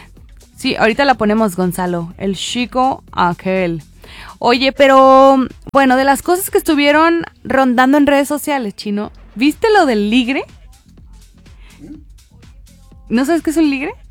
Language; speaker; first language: Spanish; native; Spanish